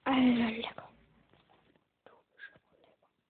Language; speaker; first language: German; native; German